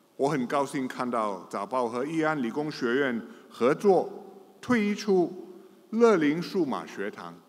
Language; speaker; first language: Chinese; non-native, local second language; English